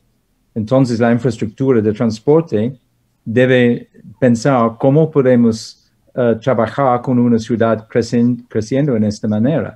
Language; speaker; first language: Spanish; non-native, fluent; English